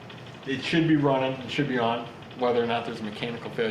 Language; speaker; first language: English; native; English